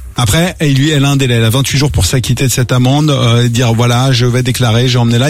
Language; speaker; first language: French; native; French